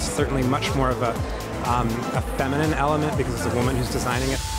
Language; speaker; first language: English; native; English